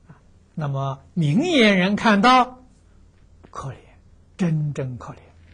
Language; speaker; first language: Chinese; native; Chinese